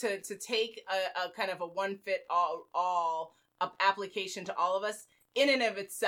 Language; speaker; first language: English; native; English